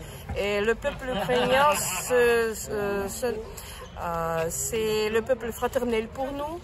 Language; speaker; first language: French; non-native, fluent; Russian